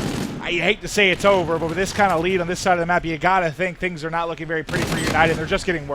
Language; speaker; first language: English; native; English